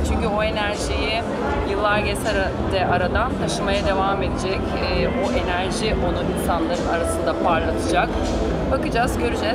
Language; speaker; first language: Turkish; native; Turkish